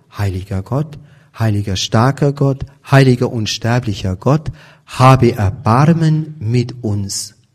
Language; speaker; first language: German; native; German